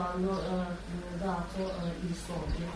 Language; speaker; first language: Italian; non-native, learner; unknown